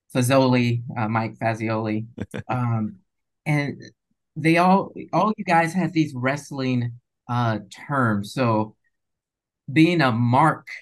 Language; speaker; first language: English; native; English